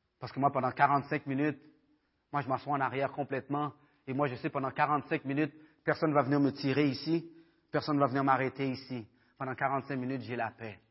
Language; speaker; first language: French; early bilingual, other home language; Haitian Creole